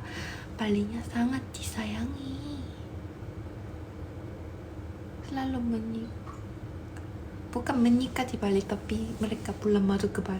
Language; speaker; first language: Indonesian; non-native, fluent; Korean